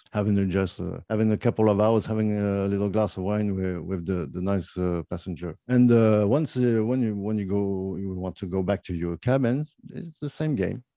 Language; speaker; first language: English; non-native, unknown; French